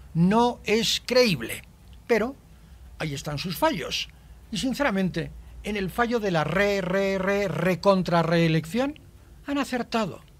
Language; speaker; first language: Spanish; native; Spanish